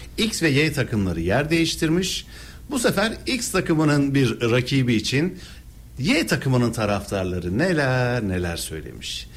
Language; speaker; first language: Turkish; native; Turkish